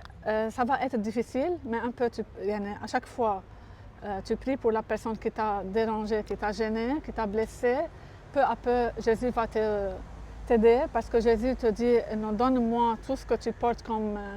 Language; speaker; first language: French; non-native, local second language; Arabic